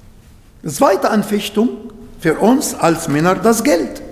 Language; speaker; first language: German; non-native, fluent; Arabic